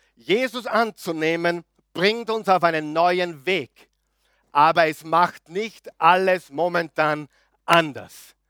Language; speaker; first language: German; native; German